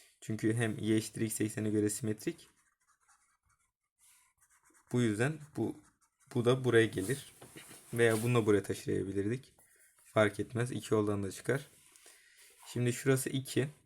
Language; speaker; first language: Turkish; native; Turkish